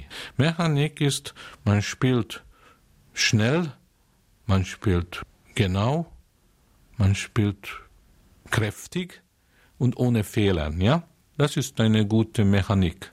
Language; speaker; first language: German; non-native, fluent; Hungarian